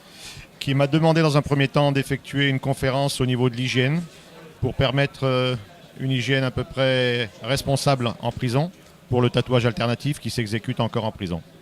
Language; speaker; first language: French; native; French